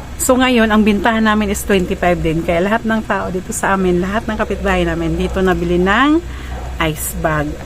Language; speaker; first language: Filipino; non-native, local second language; Cebuano